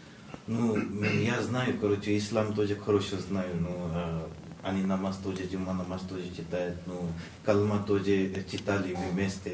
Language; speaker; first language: Russian; non-native, learner; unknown